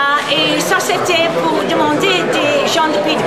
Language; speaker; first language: French; non-native, fluent; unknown